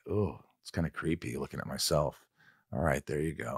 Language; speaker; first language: English; native; English